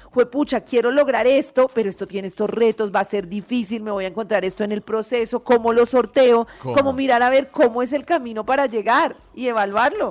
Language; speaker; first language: Spanish; native; Spanish